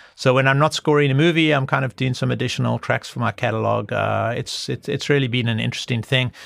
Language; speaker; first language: English; native; English